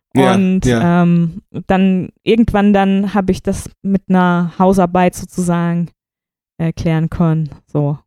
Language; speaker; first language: German; native; German